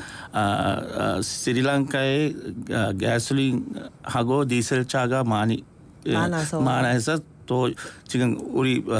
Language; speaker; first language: Korean; non-native, learner; Sinhala